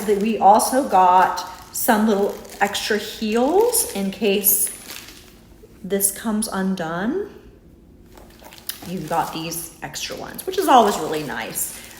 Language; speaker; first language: English; native; English